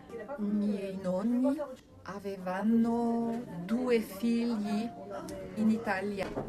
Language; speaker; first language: Italian; non-native, learner; French